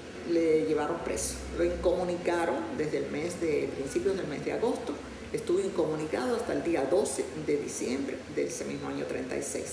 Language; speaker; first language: Spanish; native; Spanish